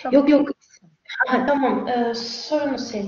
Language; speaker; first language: Turkish; non-native, fluent; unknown